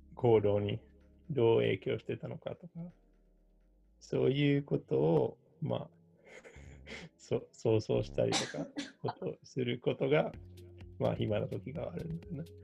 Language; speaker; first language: Japanese; non-native, fluent; Finnish